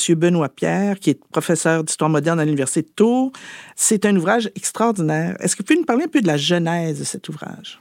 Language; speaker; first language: French; native; French